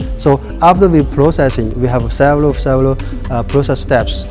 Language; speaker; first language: English; non-native, fluent; Chinese